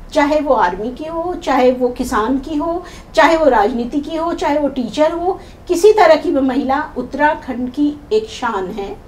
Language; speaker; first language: Hindi; native; Hindi